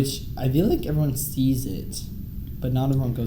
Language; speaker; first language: English; native; English